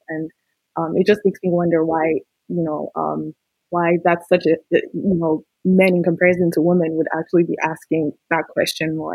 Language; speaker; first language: English; non-native, local second language; Yoruba